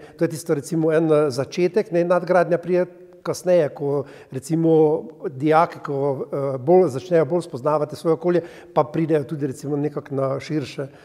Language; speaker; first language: Slovenian; native; Slovenian